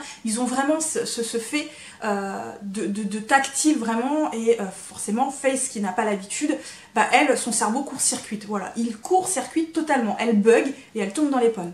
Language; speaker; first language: French; native; French